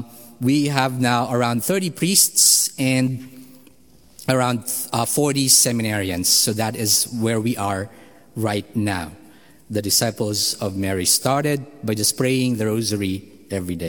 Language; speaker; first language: English; non-native, local second language; Filipino